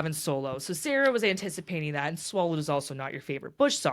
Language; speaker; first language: English; native; English